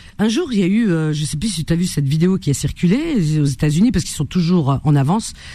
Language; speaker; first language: French; native; French